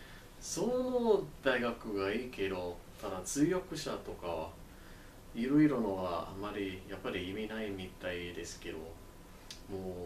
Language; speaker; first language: Japanese; non-native, learner; English